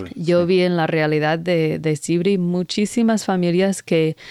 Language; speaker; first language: Spanish; non-native, fluent; English